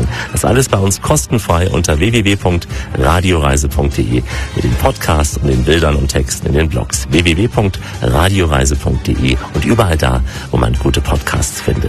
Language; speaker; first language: German; native; German